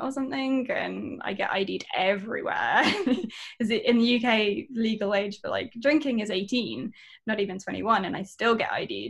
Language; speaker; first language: English; native; English